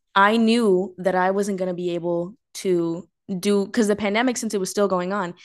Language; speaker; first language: English; early bilingual, other home language; Spanish